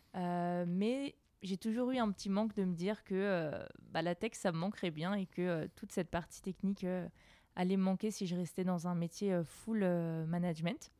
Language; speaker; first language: French; native; French